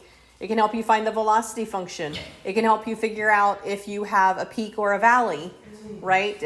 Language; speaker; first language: English; native; English